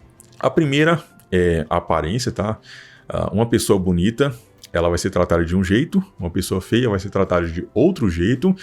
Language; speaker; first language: Portuguese; native; Portuguese